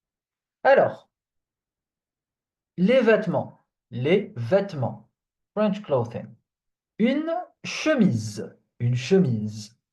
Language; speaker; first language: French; non-native, fluent; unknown